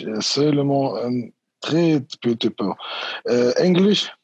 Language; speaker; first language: French; non-native, learner; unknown